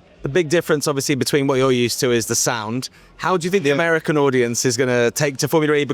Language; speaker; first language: English; native; English